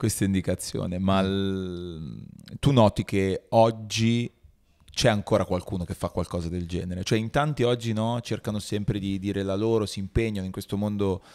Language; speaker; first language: Italian; native; Italian